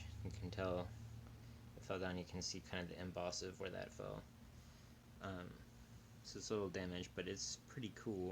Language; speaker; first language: English; native; English